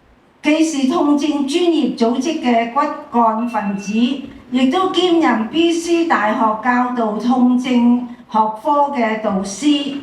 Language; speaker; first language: Cantonese; native; Cantonese